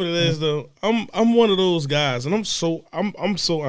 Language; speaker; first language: English; native; English